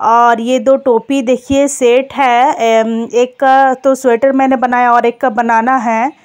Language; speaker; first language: Hindi; non-native, local second language; Bangla